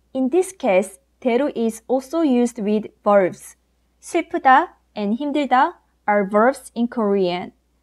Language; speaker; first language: English; non-native, fluent; Korean